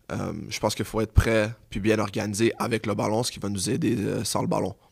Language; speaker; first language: French; native; French